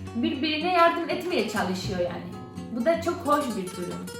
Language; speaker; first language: Turkish; non-native, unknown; Catalan